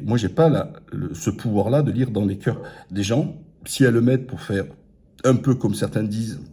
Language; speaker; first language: French; native; French